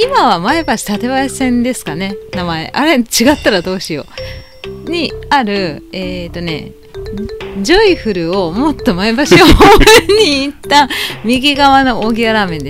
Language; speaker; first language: Japanese; native; Japanese